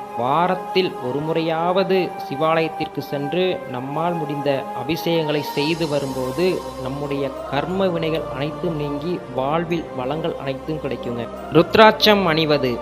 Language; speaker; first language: Tamil; native; Tamil